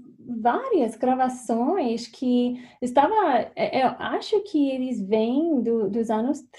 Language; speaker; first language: Portuguese; non-native, fluent; English